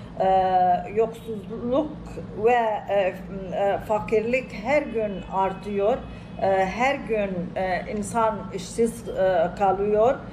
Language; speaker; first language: Turkish; non-native, fluent; Arabic